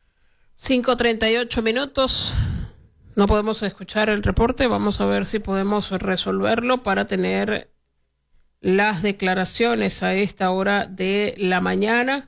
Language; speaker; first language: Spanish; native; Spanish